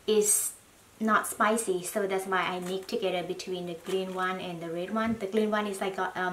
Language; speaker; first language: English; non-native, learner; Thai